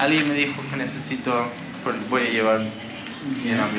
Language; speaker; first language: Spanish; non-native, learner; English